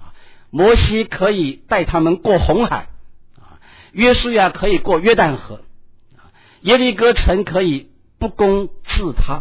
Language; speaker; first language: Chinese; native; Chinese